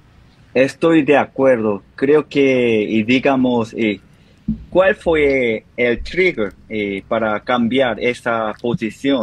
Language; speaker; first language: Spanish; non-native, learner; Korean